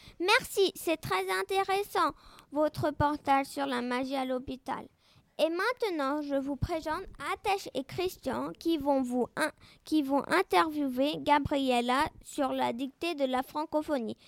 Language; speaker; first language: French; non-native, learner; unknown